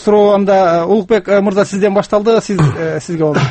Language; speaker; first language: Kyrgyz; native; Kyrgyz